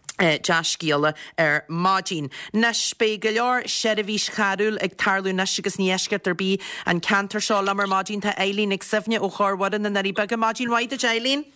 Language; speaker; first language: Irish; native; Irish